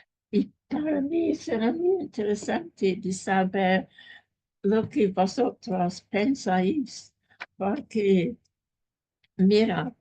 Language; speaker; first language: Spanish; non-native, fluent; English